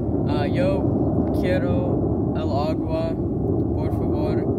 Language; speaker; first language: Spanish; non-native, learner; English